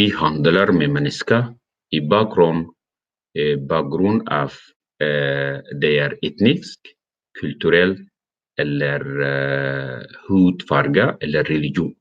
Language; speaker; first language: Norwegian; non-native, learner; Arabic